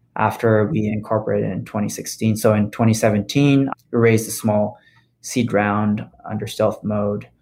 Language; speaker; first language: English; non-native, fluent; Japanese